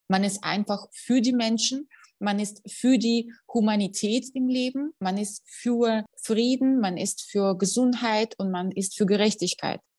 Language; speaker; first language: German; non-native, fluent; Russian